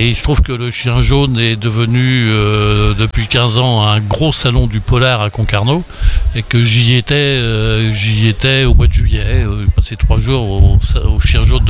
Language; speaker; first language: French; native; French